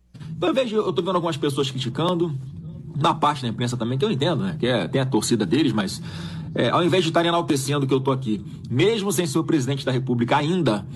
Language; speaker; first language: Portuguese; native; Portuguese